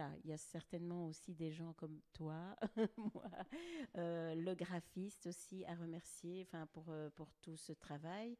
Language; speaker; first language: French; native; French